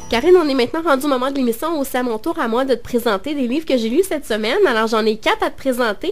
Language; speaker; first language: French; native; French